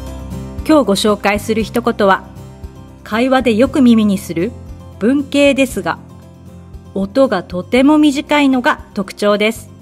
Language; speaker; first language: Japanese; native; Japanese